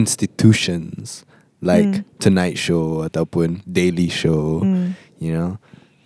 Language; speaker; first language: English; non-native, local second language; Malay